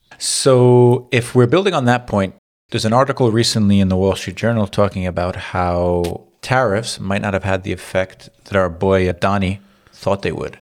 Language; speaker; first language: English; native; English